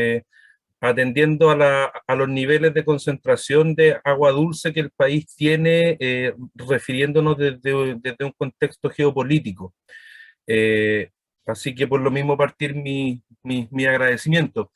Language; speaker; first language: Spanish; native; Spanish